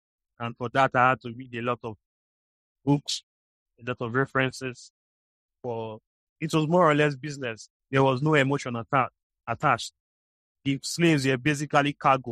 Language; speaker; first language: English; non-native, local second language; Igbo